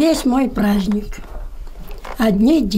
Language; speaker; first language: Russian; native; Russian